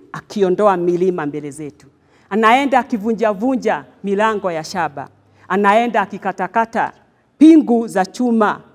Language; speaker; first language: Swahili; non-native, local second language; Kikuyu